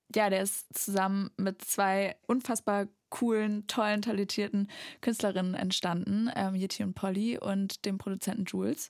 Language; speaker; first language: German; native; German